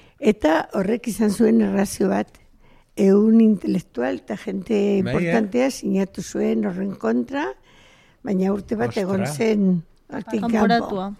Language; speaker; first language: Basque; non-native, local second language; Spanish